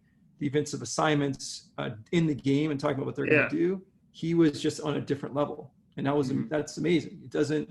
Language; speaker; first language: English; native; English